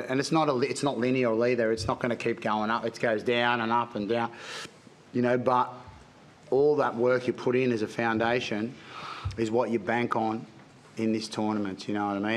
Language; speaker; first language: English; native; English